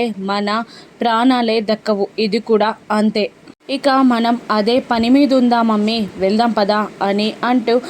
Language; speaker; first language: Telugu; native; Telugu